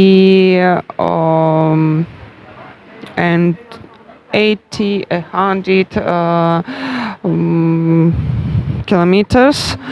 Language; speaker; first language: English; non-native, learner; Russian